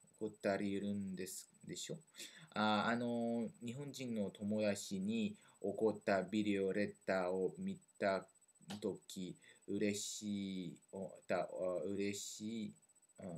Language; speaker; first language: Japanese; non-native, learner; French